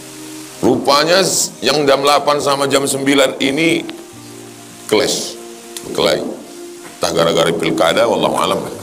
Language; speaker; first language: Malay; native; Malay